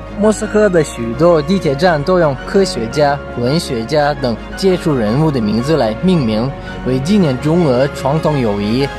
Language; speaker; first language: Chinese; non-native, fluent; Russian